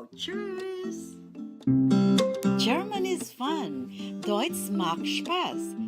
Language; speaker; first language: German; non-native, fluent; Filipino